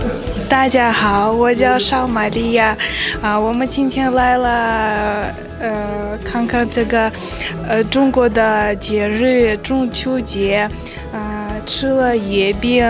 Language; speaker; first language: Chinese; non-native, learner; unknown